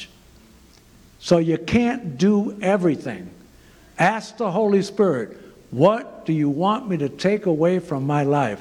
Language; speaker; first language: English; native; English